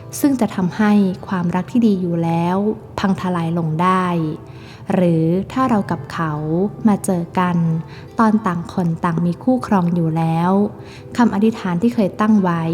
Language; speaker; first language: Thai; native; Thai